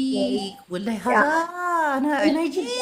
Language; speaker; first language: Arabic; non-native, learner; Amharic